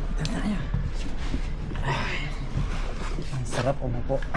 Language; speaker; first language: Filipino; native; Filipino